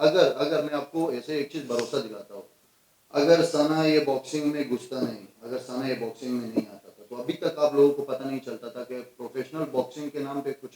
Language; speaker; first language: Hindi; non-native, fluent; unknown